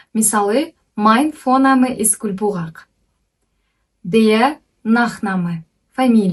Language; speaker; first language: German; non-native, fluent; Kyrgyz